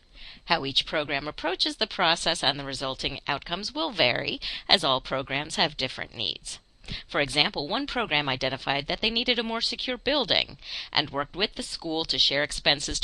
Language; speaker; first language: English; native; English